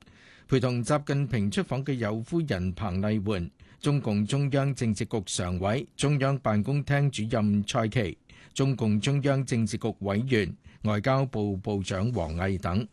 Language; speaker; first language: Cantonese; native; Cantonese